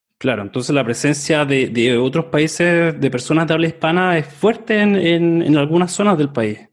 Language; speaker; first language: Spanish; native; Spanish